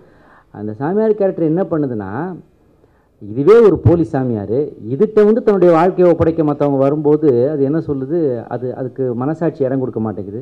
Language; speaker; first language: Tamil; native; Tamil